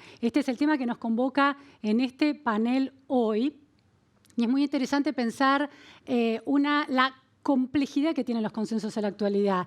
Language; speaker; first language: Spanish; native; Spanish